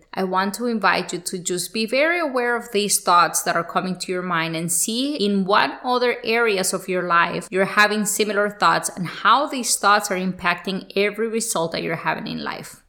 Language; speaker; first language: English; early bilingual, other home language; Spanish